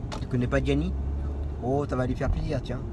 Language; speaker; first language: French; native; French